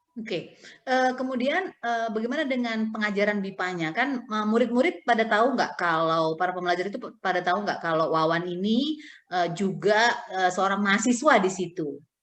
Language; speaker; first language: Indonesian; native; Indonesian